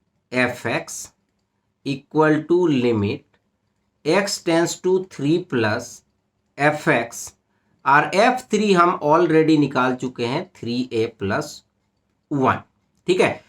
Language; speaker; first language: Hindi; native; Hindi